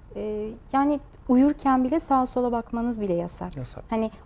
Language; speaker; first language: Turkish; non-native, fluent; Chinese